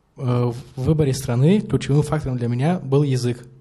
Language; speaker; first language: Russian; non-native, local second language; Tajik